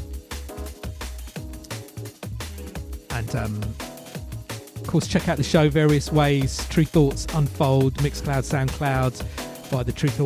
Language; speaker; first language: English; native; English